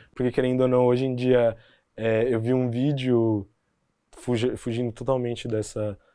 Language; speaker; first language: Portuguese; native; Portuguese